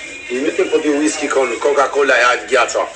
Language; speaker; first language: Italian; non-native, learner; Albanian